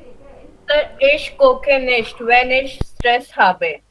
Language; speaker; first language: German; non-native, learner; Hindi